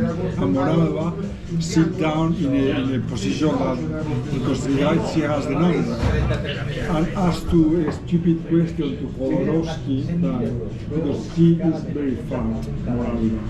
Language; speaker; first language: English; non-native, fluent; Spanish